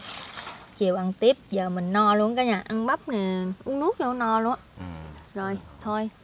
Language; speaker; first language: Vietnamese; native; Vietnamese